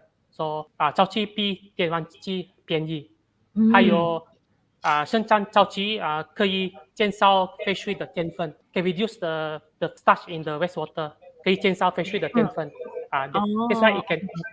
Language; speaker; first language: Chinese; non-native, local second language; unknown